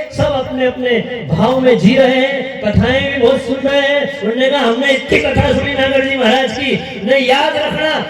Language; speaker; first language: Hindi; native; Hindi